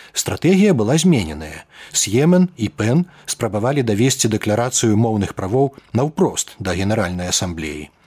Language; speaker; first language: Belarusian; native; Belarusian